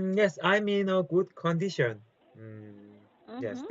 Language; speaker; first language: English; non-native, learner; Korean